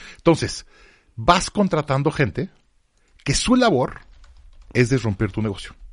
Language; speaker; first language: Spanish; native; Spanish